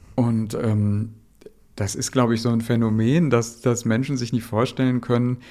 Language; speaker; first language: German; native; German